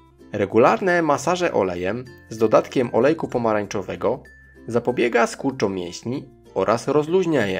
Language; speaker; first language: Polish; native; Polish